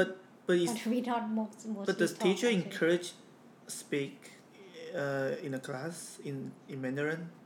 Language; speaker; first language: English; non-native, fluent; Chinese